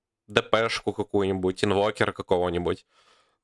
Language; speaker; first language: Russian; native; Russian